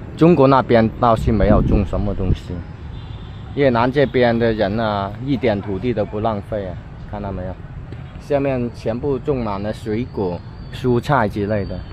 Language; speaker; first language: Chinese; native; Chinese